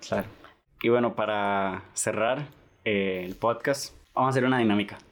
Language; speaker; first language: Spanish; native; Spanish